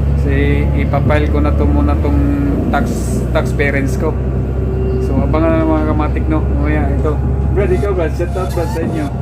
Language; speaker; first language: Filipino; non-native, local second language; Cebuano